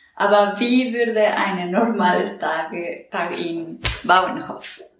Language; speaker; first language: German; non-native, learner; Spanish